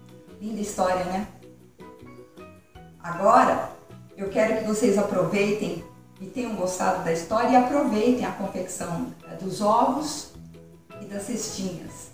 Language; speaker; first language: Portuguese; native; Portuguese